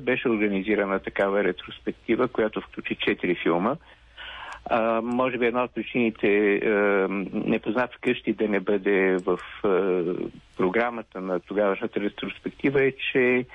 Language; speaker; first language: Bulgarian; native; Bulgarian